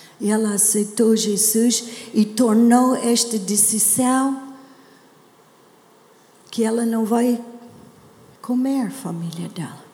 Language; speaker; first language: Portuguese; non-native, learner; English